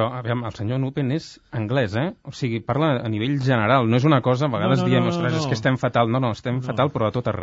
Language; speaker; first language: Catalan; native; Catalan